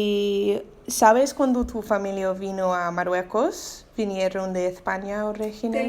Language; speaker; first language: Spanish; non-native, learner; English